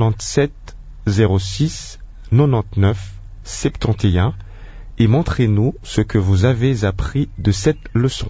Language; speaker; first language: French; non-native, local second language; Lingala